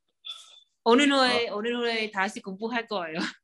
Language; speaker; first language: Korean; non-native, learner; Vietnamese